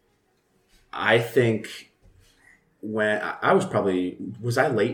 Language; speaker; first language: English; native; English